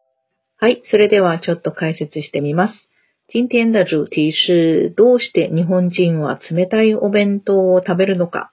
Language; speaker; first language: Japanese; non-native, fluent; Chinese